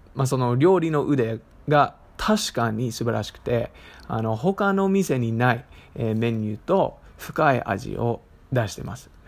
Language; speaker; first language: Japanese; non-native, fluent; English